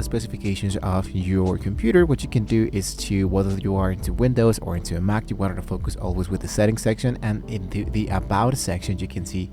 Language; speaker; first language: English; non-native, fluent; Spanish